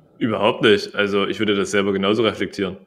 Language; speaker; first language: German; native; German